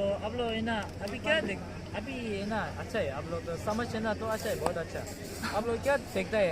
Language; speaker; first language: Hindi; non-native, learner; Tibetan